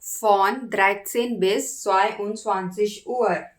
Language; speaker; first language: German; non-native, learner; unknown